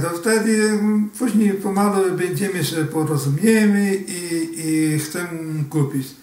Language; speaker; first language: Polish; early bilingual, heritage; Portuguese